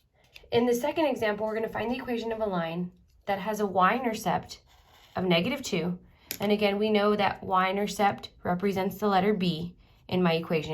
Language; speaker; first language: English; native; English